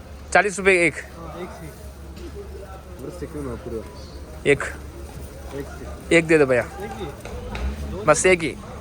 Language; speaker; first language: Hindi; non-native, local second language; Malayalam